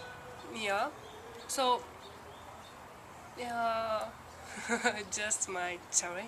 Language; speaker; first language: English; non-native, learner; Japanese